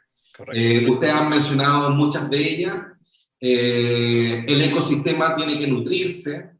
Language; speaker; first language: Spanish; native; Spanish